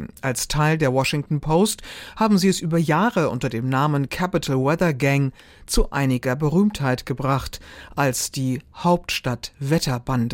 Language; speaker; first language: German; native; German